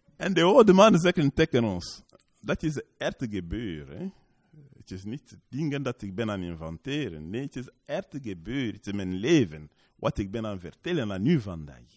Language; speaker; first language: Dutch; non-native, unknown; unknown